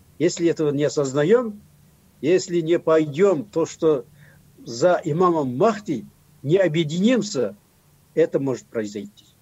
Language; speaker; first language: Russian; non-native, local second language; Kazakh